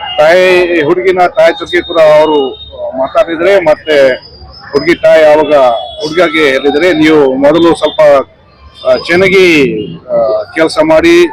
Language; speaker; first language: Kannada; non-native, fluent; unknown